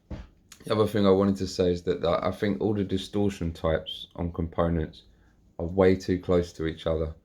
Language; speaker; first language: English; native; English